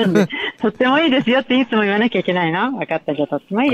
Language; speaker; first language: Japanese; native; Japanese